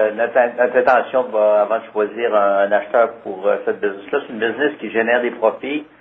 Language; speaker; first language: French; native; French